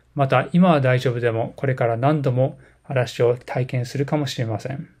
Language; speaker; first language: Japanese; native; Japanese